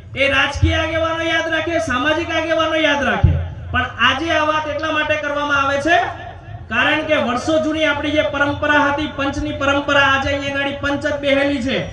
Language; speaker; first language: Gujarati; non-native, local second language; Rathawi